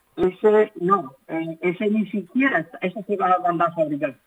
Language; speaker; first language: Spanish; native; Spanish